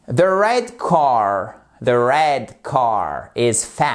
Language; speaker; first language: English; non-native, fluent; French